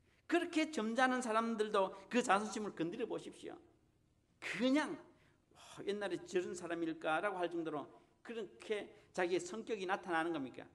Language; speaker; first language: Korean; native; Korean